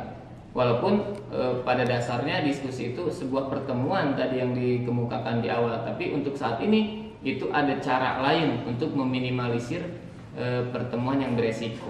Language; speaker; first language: Indonesian; native; Indonesian